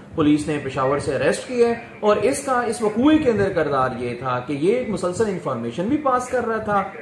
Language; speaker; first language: Urdu; non-native, local second language; Pashto